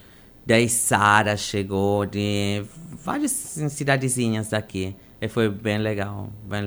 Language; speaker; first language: Portuguese; non-native, fluent; Italian